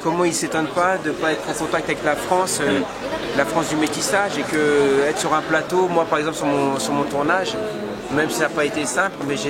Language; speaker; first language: French; native; French